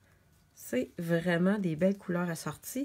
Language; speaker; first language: French; native; French